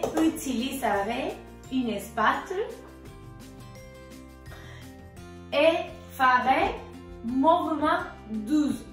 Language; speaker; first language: French; non-native, learner; Spanish